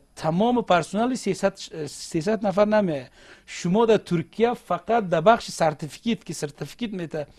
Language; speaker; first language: Persian; non-native, local second language; Uzbek